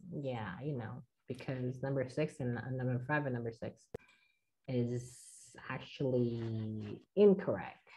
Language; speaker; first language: English; non-native, fluent; Indonesian